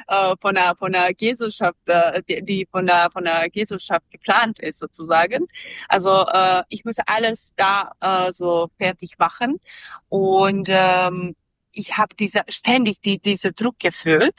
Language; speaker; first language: German; non-native, learner; Serbian